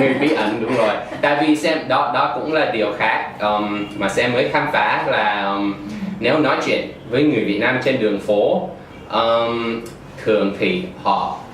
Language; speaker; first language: Vietnamese; non-native, fluent; English